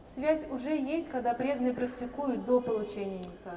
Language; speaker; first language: Russian; native; Russian